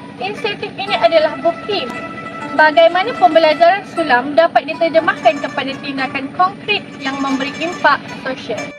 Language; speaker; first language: Malay; native; Malay